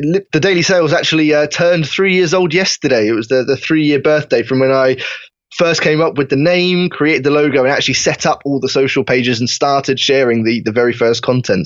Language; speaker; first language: English; native; English